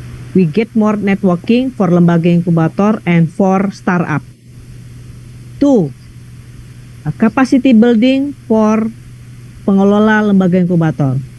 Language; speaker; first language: English; non-native, learner; Indonesian